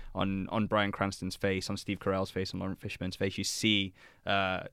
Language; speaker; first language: English; native; English